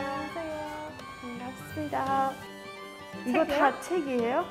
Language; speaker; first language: Korean; non-native, fluent; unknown